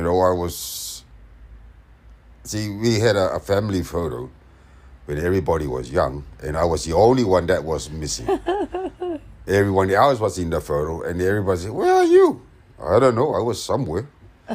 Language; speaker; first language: English; non-native, fluent; Samoan